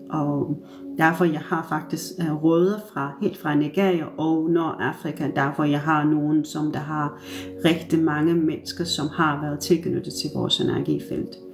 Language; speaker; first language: Danish; non-native, fluent; Turkish